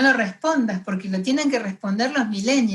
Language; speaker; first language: Spanish; native; Spanish